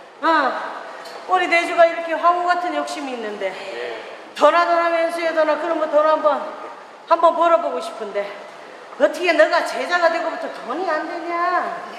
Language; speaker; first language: Korean; native; Korean